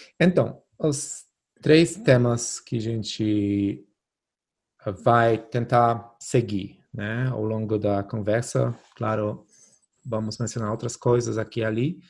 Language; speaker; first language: Portuguese; non-native, fluent; Polish